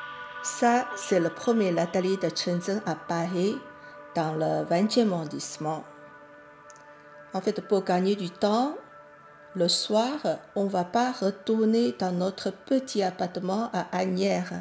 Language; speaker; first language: French; non-native, fluent; Chinese